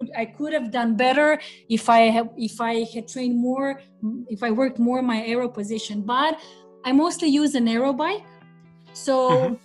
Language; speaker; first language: English; non-native, fluent; Croatian